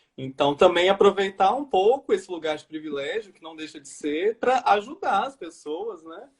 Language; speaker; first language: Portuguese; native; Portuguese